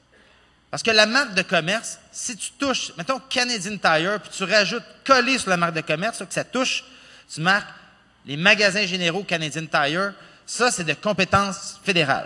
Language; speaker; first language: French; native; French